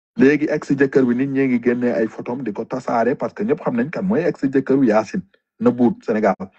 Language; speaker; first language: Wolof; non-native, local second language; Fula